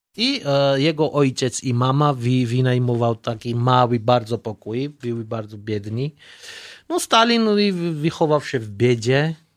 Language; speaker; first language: Polish; non-native, learner; Georgian